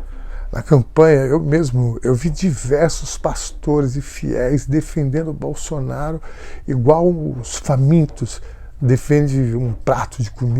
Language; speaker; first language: Portuguese; native; Portuguese